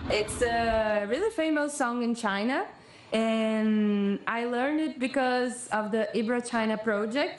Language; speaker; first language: English; non-native, fluent; Portuguese